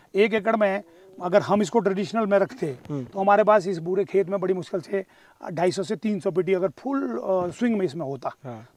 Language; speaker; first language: Hindi; native; Hindi